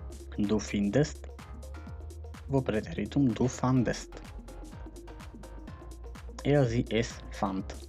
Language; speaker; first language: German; non-native, fluent; Macedonian